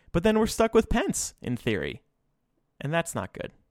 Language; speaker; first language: English; native; English